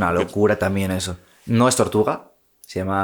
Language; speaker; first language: Spanish; native; Spanish